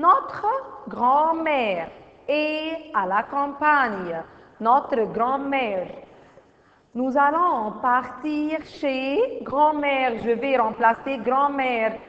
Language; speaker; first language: French; non-native, fluent; Arabic